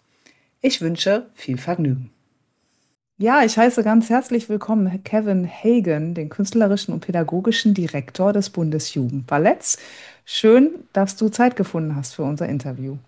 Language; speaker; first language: German; native; German